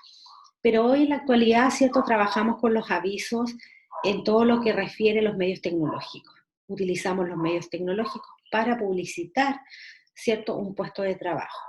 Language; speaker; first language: Spanish; native; Spanish